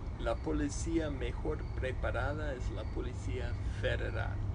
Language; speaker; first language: Spanish; non-native, fluent; English